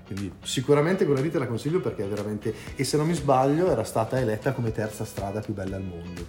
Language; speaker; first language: Italian; native; Italian